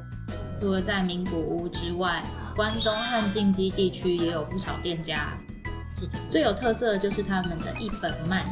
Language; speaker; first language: Chinese; native; Chinese